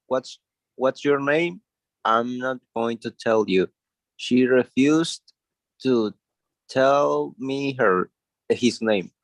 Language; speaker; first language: English; non-native, learner; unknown